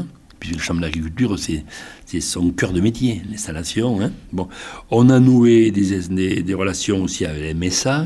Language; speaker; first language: French; native; French